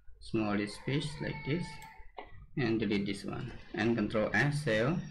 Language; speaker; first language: English; non-native, learner; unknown